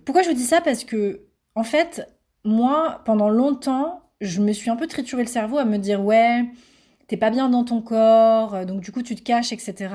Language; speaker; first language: French; native; French